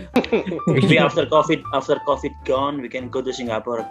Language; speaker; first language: English; non-native, learner; Indonesian